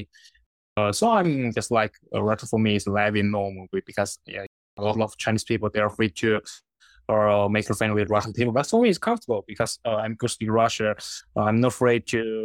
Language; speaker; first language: English; non-native, learner; Chinese